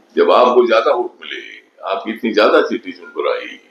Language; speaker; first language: Hindi; non-native, local second language; Marathi